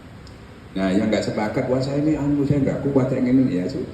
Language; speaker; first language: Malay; non-native, local second language; Javanese